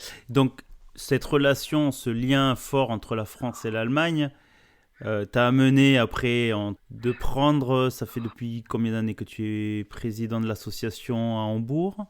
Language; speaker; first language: French; native; French